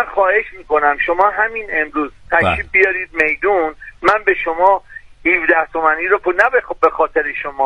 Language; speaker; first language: Persian; native; Persian